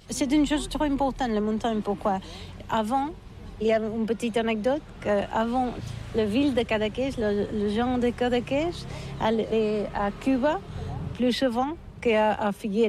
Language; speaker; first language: French; non-native, learner; Catalan